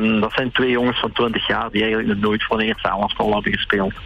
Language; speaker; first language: Dutch; native; Dutch